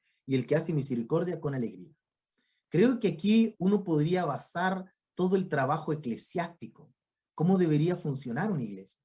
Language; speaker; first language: Spanish; native; Spanish